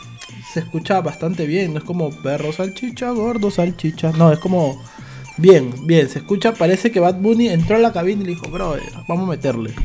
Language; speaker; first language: Spanish; native; Spanish